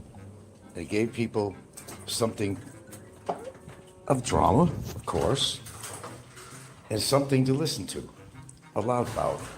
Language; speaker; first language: English; native; English